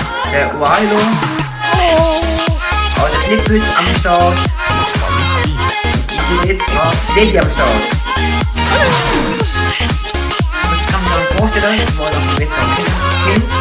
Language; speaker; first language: German; native; German